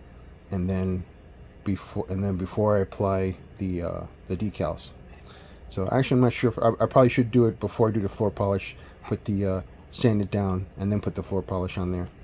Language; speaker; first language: English; native; English